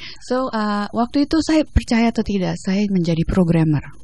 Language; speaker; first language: Indonesian; early bilingual, other home language; English